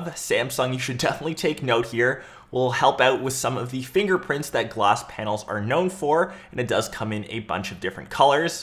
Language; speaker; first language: English; native; English